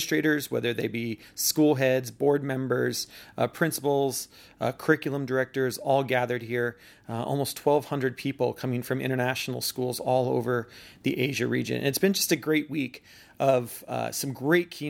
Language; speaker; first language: English; native; English